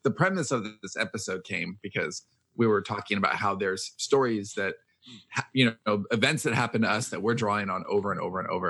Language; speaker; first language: English; native; English